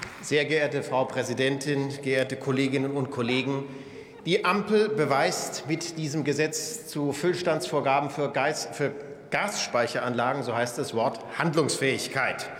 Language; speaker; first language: German; native; German